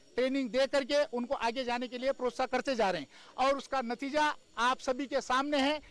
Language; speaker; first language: Hindi; non-native, local second language; Kannada